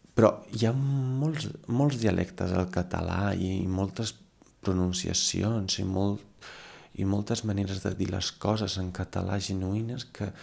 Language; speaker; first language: Catalan; non-native, fluent; Italian